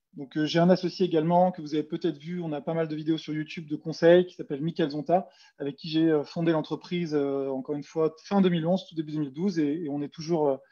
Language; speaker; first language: French; native; French